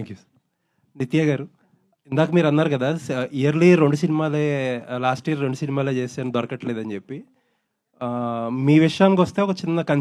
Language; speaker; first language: Telugu; native; Telugu